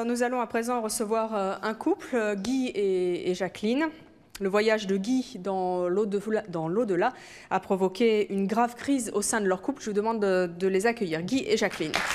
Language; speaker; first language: French; native; French